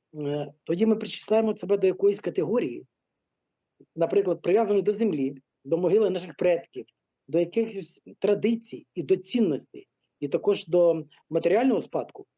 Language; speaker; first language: Ukrainian; non-native, local second language; Russian